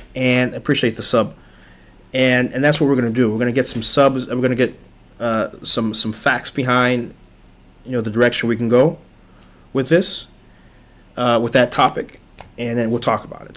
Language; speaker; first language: English; early bilingual, other home language; Haitian Creole